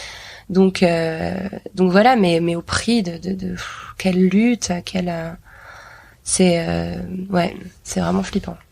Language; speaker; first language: French; native; French